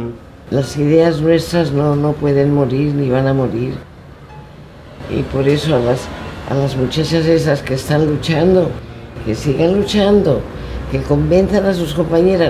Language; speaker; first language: Spanish; native; Spanish